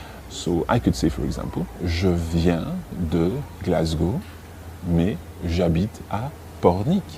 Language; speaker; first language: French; non-native, fluent; English